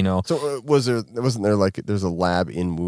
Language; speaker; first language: English; native; English